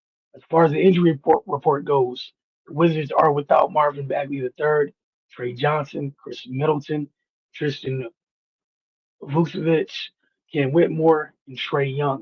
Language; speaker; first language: English; native; English